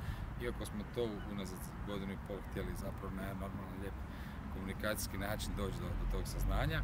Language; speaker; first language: Croatian; native; Croatian